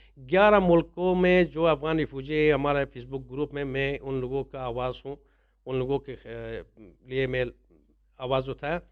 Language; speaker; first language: Hindi; non-native, learner; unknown